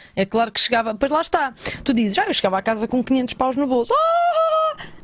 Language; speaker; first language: Portuguese; native; Portuguese